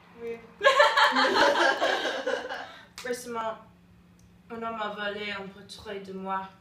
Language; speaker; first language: French; non-native, learner; English